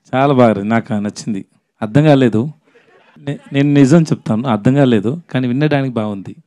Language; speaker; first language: Telugu; non-native, learner; Tamil